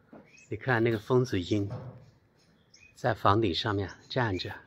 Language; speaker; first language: Chinese; native; Chinese